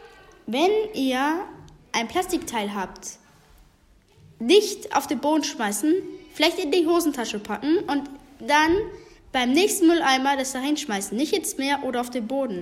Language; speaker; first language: German; native; German